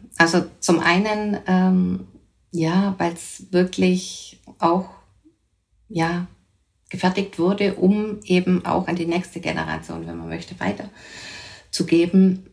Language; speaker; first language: German; native; German